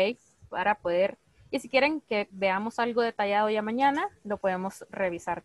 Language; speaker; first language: Spanish; native; Spanish